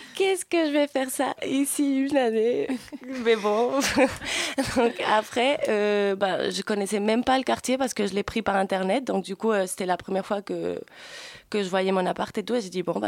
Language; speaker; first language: French; early bilingual, other home language; Spanish